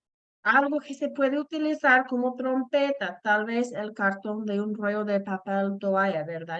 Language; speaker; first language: Spanish; non-native, fluent; English